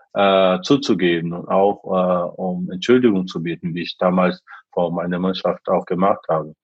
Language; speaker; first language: German; non-native, fluent; Portuguese